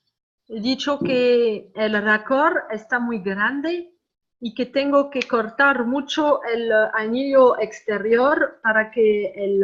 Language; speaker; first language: Spanish; non-native, fluent; French